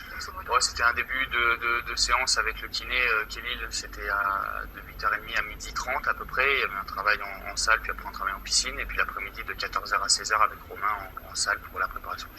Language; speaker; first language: French; native; French